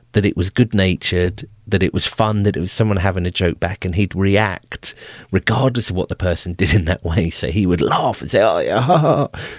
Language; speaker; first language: English; native; English